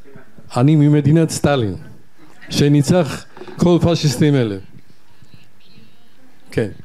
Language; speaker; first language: Hebrew; non-native, learner; Georgian